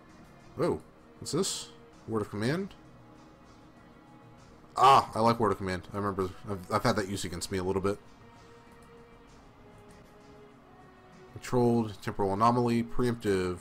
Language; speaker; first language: English; native; English